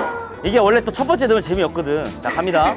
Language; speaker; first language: Korean; native; Korean